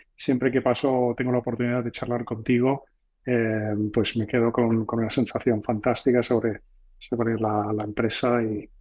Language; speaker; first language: Spanish; non-native, fluent; English